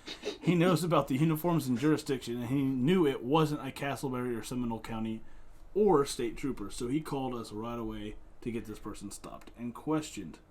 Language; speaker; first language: English; native; English